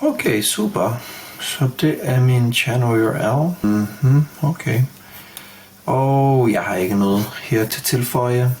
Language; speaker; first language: Danish; non-native, fluent; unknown